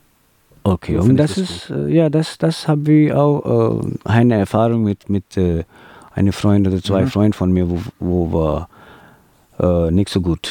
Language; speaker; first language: German; non-native, learner; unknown